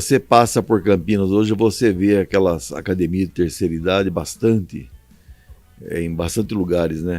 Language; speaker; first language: Portuguese; native; Portuguese